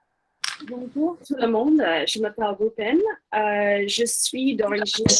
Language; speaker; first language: French; non-native, fluent; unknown